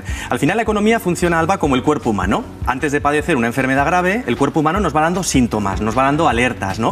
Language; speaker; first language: Spanish; native; Spanish